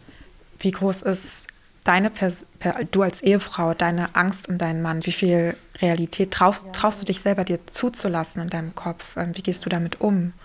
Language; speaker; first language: German; native; German